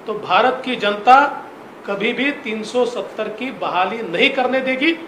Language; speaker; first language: Hindi; non-native, local second language; Marathi